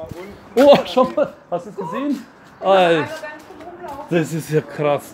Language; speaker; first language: German; early bilingual, other home language; Turkish